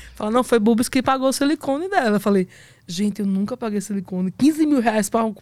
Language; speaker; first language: Portuguese; native; Portuguese